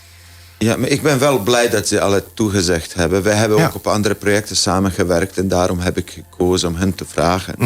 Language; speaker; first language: Dutch; non-native, fluent; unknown